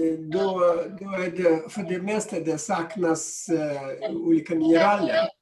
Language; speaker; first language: Swedish; non-native, fluent; Russian